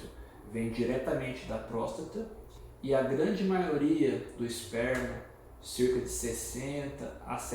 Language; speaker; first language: Portuguese; native; Portuguese